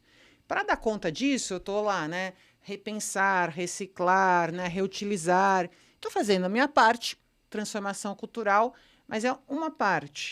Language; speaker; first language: Portuguese; native; Portuguese